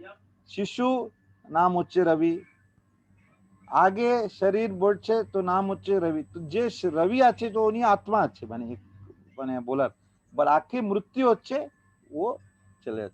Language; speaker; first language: Bangla; non-native, learner; Hindi